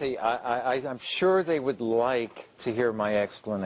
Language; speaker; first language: English; native; English